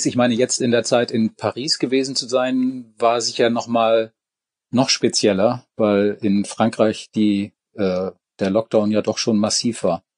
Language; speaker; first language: German; native; German